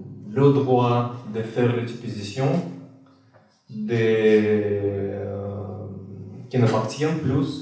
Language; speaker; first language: French; non-native, fluent; Russian